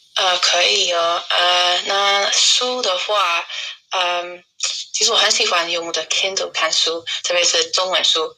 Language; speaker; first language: Chinese; non-native, fluent; English